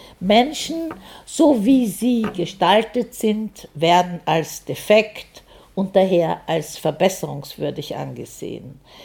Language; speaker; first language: German; native; German